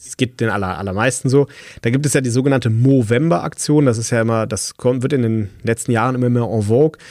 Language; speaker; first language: German; native; German